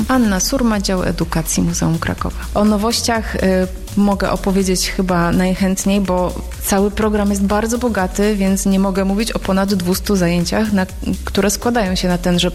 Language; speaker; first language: Polish; native; Polish